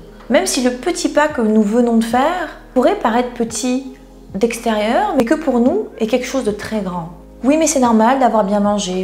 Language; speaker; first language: French; native; French